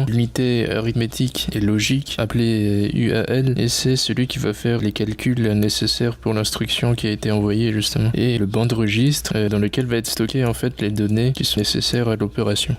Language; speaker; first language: French; native; French